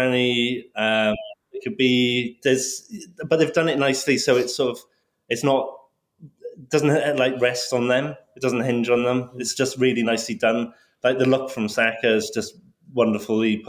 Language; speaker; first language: English; native; English